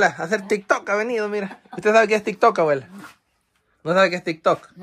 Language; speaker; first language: Spanish; native; Spanish